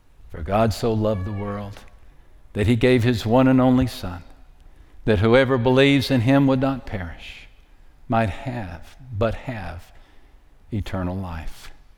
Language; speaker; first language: English; native; English